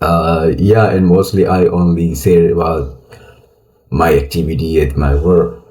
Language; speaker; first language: English; non-native, learner; Indonesian